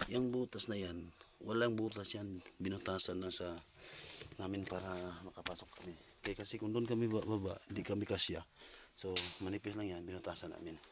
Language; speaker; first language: Filipino; non-native, local second language; Cebuano